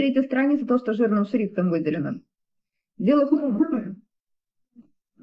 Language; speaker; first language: Russian; native; Russian